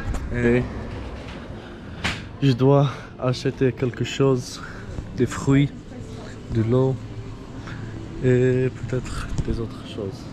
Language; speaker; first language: French; non-native, learner; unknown